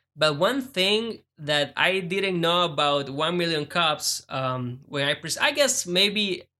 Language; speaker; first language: English; non-native, fluent; Spanish